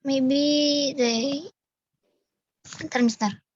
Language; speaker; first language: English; non-native, learner; Indonesian